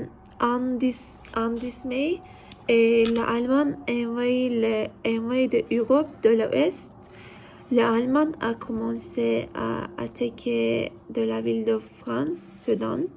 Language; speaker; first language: French; non-native, learner; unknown